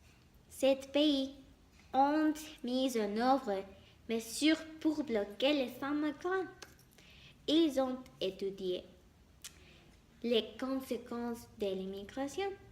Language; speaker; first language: French; non-native, learner; Spanish